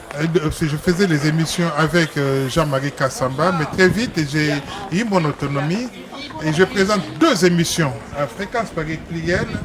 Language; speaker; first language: French; non-native, local second language; Lingala